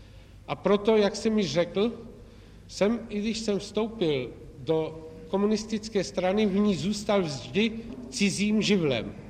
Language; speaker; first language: Czech; native; Czech